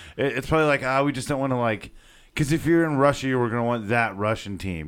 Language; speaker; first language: English; native; English